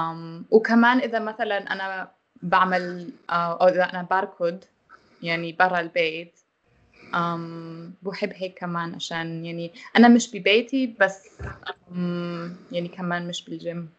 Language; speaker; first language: Arabic; non-native, learner; German